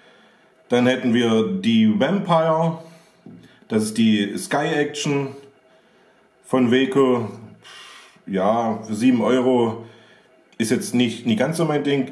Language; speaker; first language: German; native; German